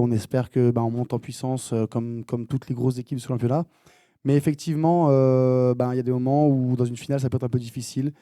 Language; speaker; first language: French; native; French